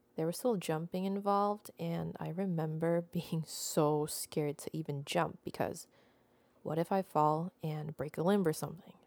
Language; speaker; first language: English; non-native, local second language; Filipino